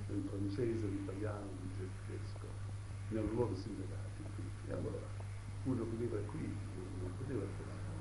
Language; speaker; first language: Italian; early bilingual, heritage; Italian